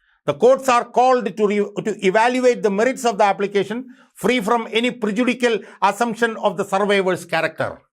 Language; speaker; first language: English; non-native, local second language; Malayalam